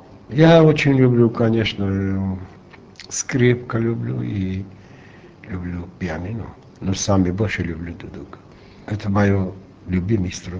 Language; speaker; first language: Russian; non-native, local second language; Armenian